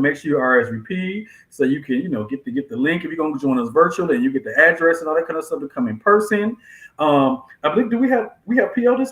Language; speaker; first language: English; native; English